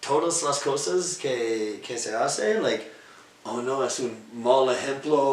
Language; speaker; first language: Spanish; non-native, learner; English